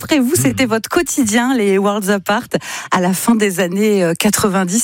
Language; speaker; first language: French; native; French